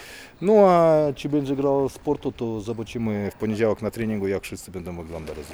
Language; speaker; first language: Polish; non-native, fluent; Russian